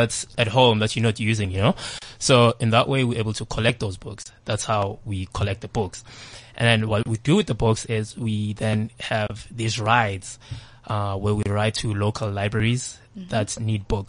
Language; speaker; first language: English; non-native, local second language; Zulu